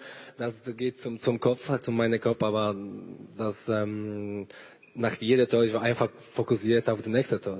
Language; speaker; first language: German; non-native, learner; Polish